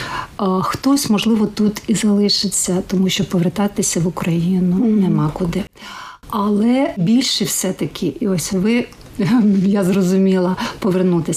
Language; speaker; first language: Ukrainian; native; Ukrainian